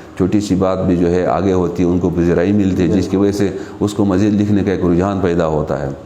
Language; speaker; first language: Urdu; non-native, local second language; Shina